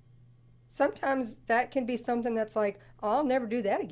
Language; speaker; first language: English; native; English